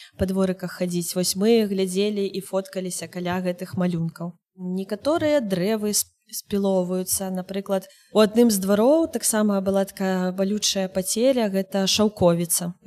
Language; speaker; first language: Belarusian; non-native, local second language; Russian